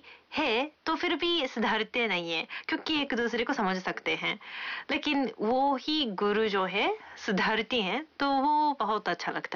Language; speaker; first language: Hindi; non-native, fluent; Japanese